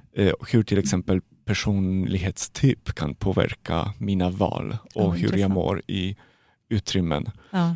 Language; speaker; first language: Swedish; non-native, fluent; Polish